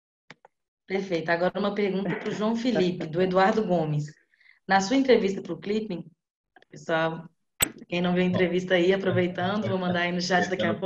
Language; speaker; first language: Portuguese; native; Portuguese